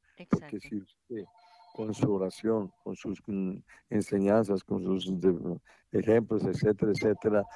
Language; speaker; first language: Spanish; native; Spanish